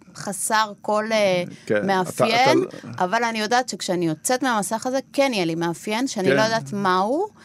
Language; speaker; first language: Hebrew; non-native, fluent; Spanish